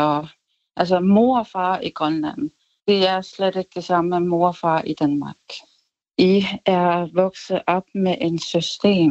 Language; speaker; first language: Danish; non-native, local second language; Kalaallisut